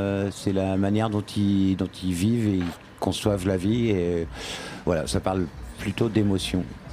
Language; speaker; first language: French; native; French